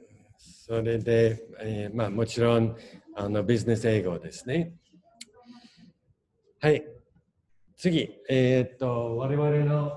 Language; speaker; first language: Japanese; non-native, fluent; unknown